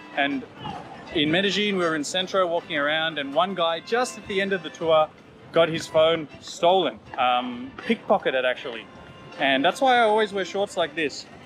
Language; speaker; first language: English; native; English